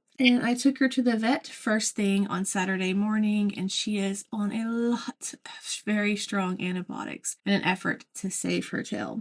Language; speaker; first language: English; native; English